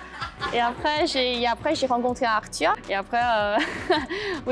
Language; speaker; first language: French; non-native, learner; Chinese